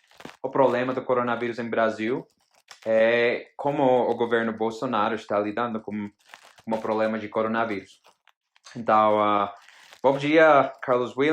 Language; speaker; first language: Portuguese; non-native, fluent; Spanish